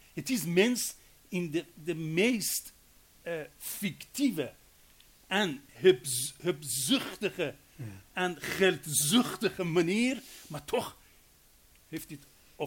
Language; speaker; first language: Dutch; non-native, fluent; Persian